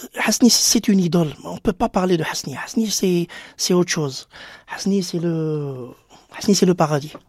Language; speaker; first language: French; non-native, local second language; Arabic